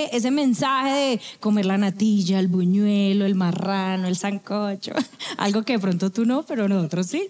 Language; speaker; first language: Spanish; native; Spanish